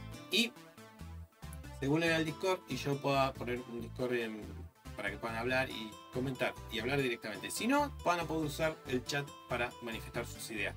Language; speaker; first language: Spanish; native; Spanish